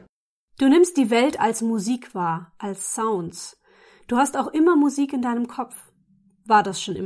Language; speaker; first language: German; native; German